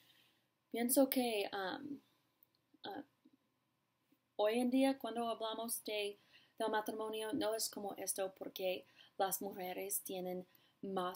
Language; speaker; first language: Spanish; non-native, learner; English